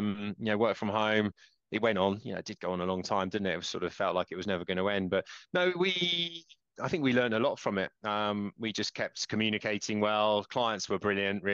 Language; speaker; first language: English; native; English